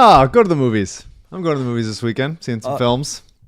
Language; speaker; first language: English; native; English